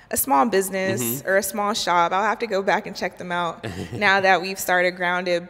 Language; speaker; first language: English; native; English